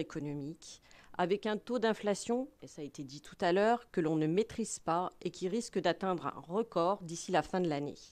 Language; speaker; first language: French; native; French